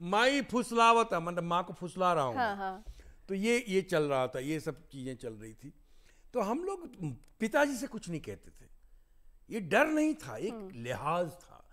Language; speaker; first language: Hindi; native; Hindi